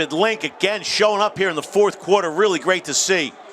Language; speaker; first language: English; native; English